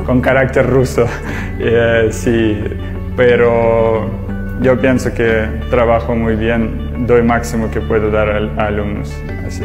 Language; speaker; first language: Spanish; non-native, learner; Russian